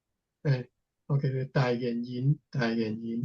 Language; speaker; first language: Chinese; native; Chinese